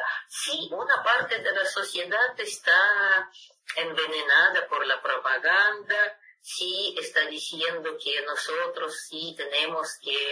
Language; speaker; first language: Spanish; non-native, fluent; Russian